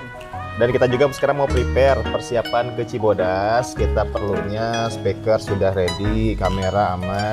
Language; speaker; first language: Indonesian; native; Indonesian